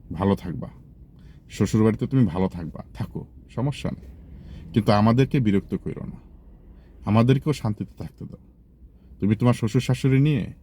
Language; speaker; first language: Bangla; native; Bangla